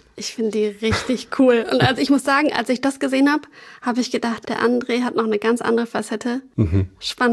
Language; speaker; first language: German; native; German